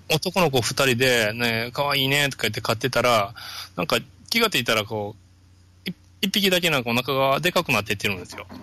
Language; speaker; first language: Japanese; native; Japanese